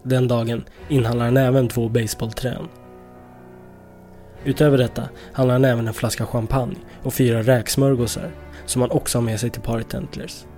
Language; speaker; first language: Swedish; native; Swedish